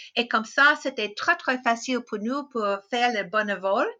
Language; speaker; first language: French; non-native, fluent; English